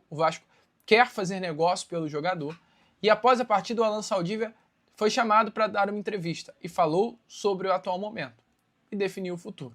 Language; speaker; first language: Portuguese; native; Portuguese